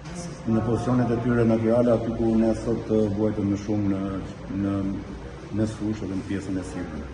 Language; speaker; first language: Albanian; native; Albanian